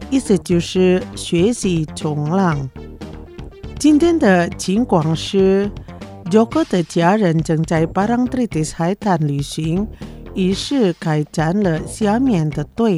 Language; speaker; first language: Chinese; non-native, fluent; Indonesian